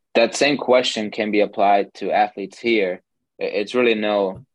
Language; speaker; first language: English; non-native, fluent; German